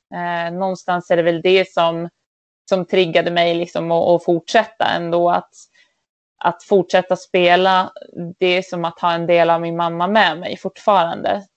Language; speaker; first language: Swedish; native; Swedish